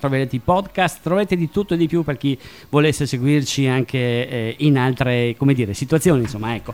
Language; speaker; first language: Italian; native; Italian